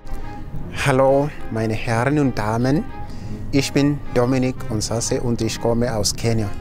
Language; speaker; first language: German; non-native, learner; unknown